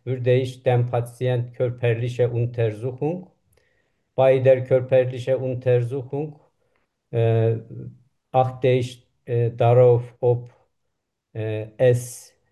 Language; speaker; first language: German; non-native, learner; Turkish